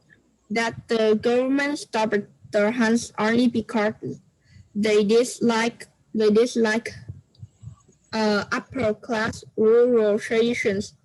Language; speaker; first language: English; non-native, learner; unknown